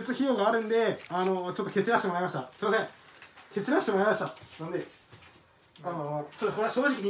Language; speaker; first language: Japanese; native; Japanese